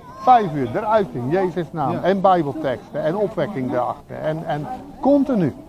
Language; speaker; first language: Dutch; native; Dutch